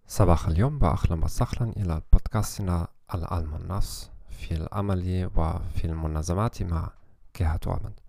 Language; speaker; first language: Arabic; non-native, learner; German